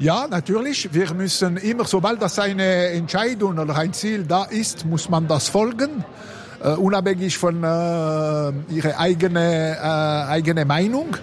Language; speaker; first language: German; non-native, local second language; French